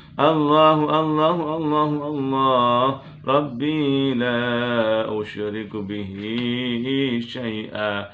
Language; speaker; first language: Arabic; non-native, fluent; Indonesian